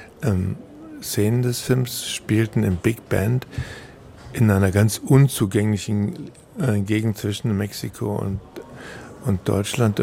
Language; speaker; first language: German; native; German